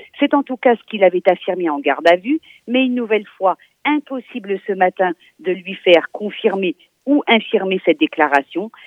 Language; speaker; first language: French; native; French